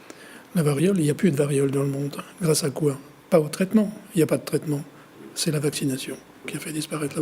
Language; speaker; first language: French; native; French